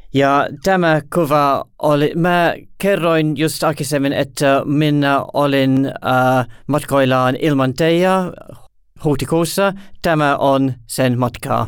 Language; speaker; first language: Finnish; non-native, learner; English